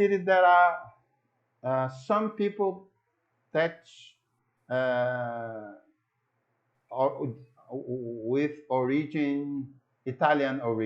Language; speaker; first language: English; non-native, learner; Portuguese